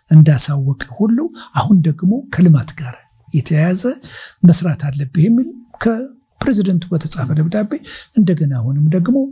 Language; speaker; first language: Amharic; native; Amharic